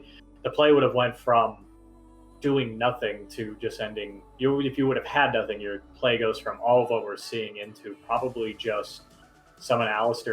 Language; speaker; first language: English; native; English